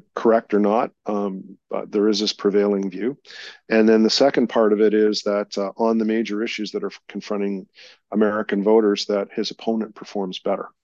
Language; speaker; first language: English; native; English